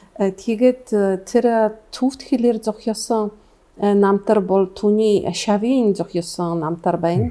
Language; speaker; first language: Mongolian; non-native, fluent; Polish